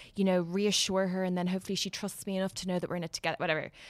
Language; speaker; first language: English; native; English